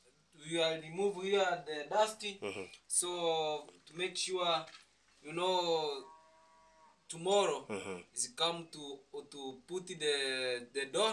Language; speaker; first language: English; non-native, learner; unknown